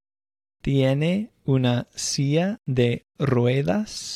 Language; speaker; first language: Spanish; non-native, fluent; English